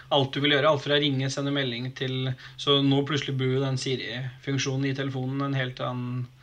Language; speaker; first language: Norwegian; native; Norwegian